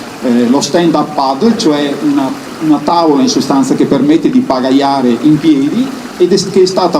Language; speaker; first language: Italian; native; Italian